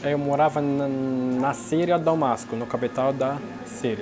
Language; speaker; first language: Portuguese; non-native, fluent; Arabic